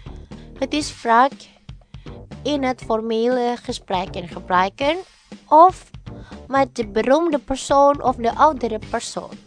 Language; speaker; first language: Dutch; non-native, fluent; Indonesian